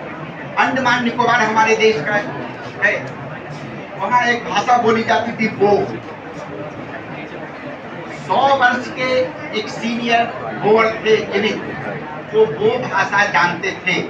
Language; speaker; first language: Hindi; native; Hindi